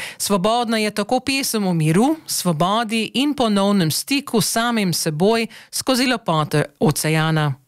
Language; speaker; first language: Slovenian; early bilingual, heritage; Slovenian